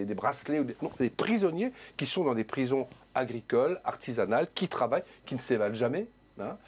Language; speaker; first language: French; native; French